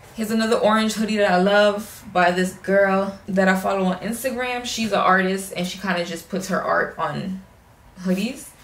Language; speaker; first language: English; native; English